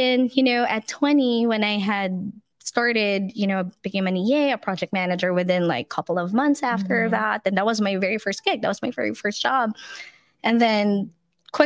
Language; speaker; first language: English; non-native, local second language; Filipino